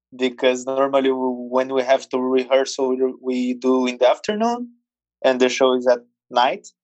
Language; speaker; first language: English; non-native, fluent; Portuguese